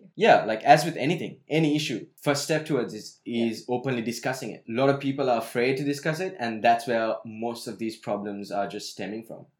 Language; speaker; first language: English; non-native, local second language; Sinhala